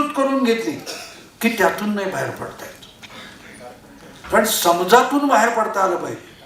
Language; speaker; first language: Marathi; non-native, local second language; Konkani